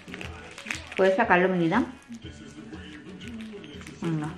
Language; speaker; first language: Spanish; native; Spanish